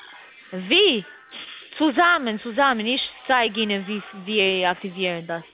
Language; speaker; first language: German; non-native, learner; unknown